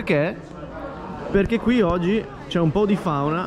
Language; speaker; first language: Italian; native; Italian